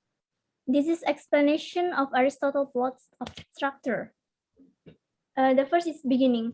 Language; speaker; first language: English; non-native, learner; Indonesian